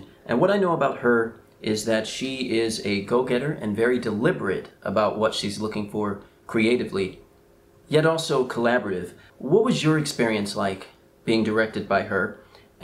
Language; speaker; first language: English; native; English